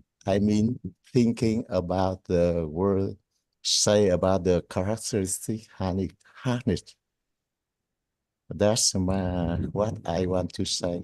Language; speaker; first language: English; non-native, learner; Vietnamese